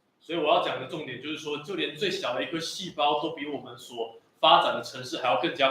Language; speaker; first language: Chinese; native; Chinese